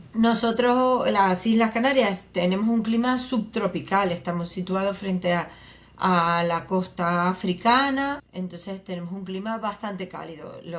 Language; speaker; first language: Spanish; native; Spanish